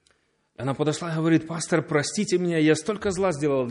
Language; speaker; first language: Polish; non-native, learner; Russian